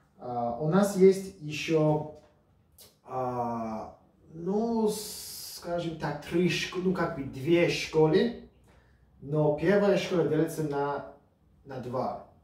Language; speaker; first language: Russian; early bilingual, heritage; Russian